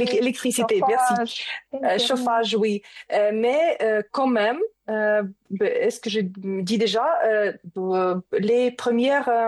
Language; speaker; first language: French; non-native, learner; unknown